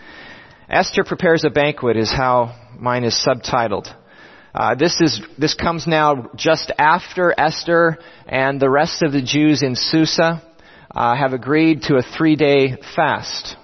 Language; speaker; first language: English; native; English